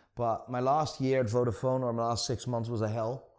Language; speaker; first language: English; non-native, fluent; Dutch